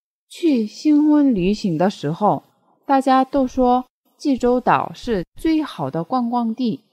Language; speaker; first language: Chinese; non-native, fluent; Korean